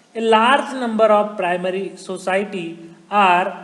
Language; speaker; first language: English; non-native, local second language; Marathi